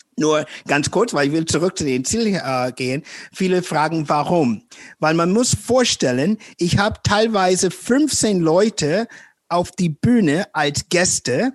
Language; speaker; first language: German; non-native, fluent; English